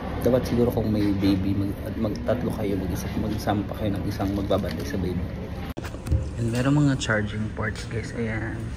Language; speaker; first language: Filipino; native; Filipino